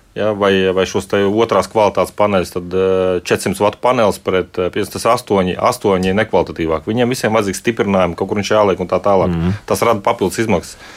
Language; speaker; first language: Latvian; native; Latvian